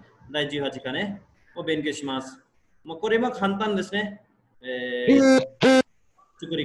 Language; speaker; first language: Japanese; non-native, fluent; Nepali